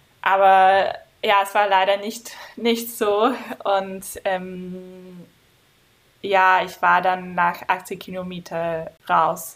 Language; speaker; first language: German; non-native, fluent; English